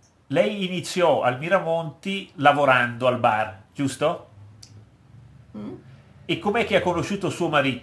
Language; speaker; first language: Italian; native; Italian